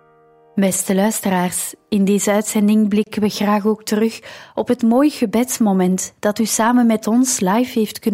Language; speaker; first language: Dutch; native; Dutch